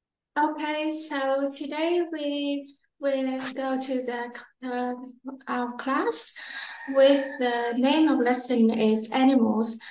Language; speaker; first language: English; non-native, learner; Vietnamese